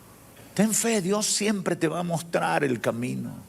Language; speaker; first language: Spanish; native; Spanish